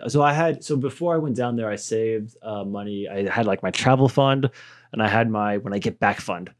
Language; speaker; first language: English; native; English